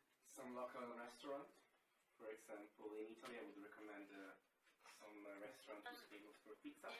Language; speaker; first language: English; non-native, fluent; Italian